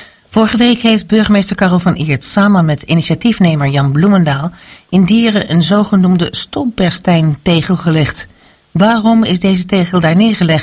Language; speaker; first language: Dutch; native; Dutch